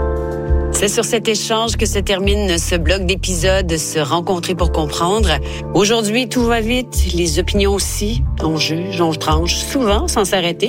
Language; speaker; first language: French; native; French